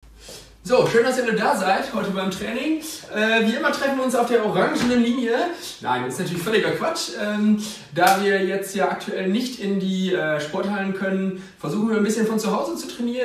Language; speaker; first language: German; native; German